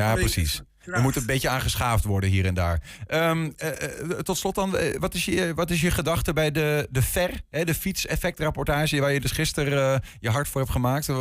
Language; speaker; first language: Dutch; native; Dutch